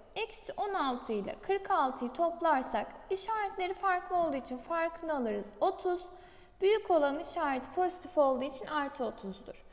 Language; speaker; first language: Turkish; native; Turkish